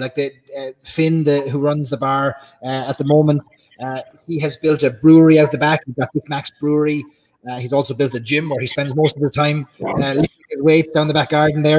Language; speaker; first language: English; native; English